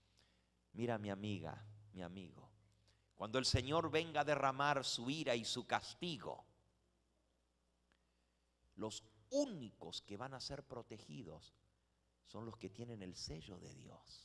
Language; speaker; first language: Spanish; native; Spanish